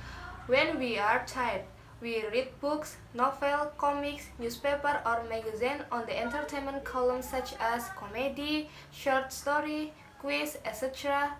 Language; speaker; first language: English; non-native, learner; Indonesian